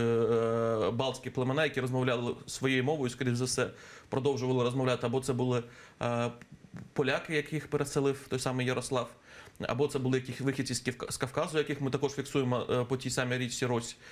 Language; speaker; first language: Ukrainian; native; Ukrainian